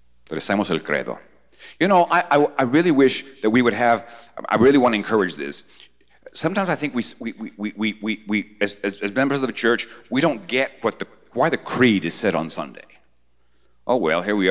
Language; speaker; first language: English; early bilingual, other home language; Spanish